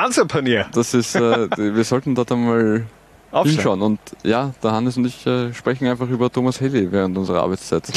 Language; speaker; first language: German; native; German